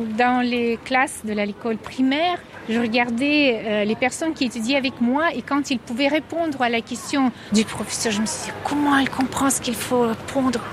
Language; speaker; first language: French; non-native, fluent; Russian